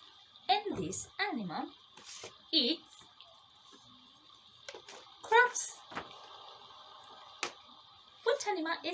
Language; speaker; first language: English; non-native, fluent; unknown